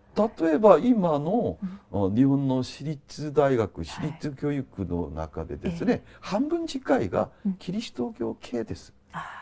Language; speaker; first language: Japanese; non-native, fluent; Korean